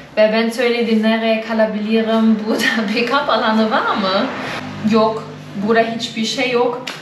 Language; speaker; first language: Turkish; non-native, learner; German